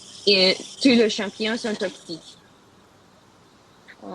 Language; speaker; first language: French; non-native, learner; Spanish